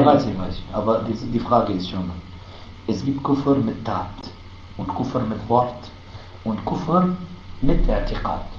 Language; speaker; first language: German; non-native, fluent; Arabic